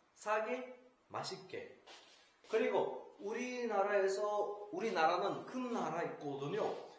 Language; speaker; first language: Korean; non-native, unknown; Uzbek